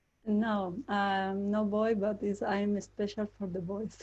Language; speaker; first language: English; non-native, learner; Spanish